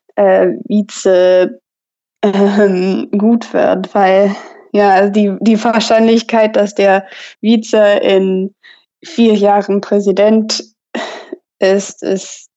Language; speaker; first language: German; non-native, fluent; English